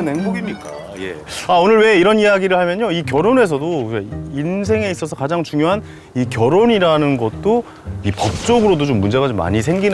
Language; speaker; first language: Korean; native; Korean